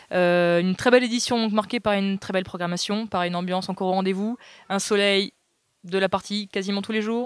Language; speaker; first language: French; native; French